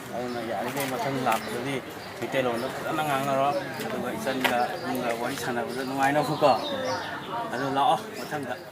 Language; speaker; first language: Manipuri; early bilingual, heritage; Manipuri